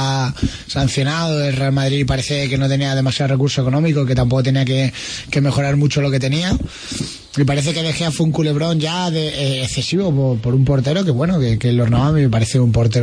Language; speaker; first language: Spanish; native; Spanish